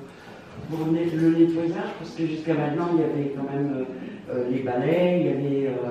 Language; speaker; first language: French; native; French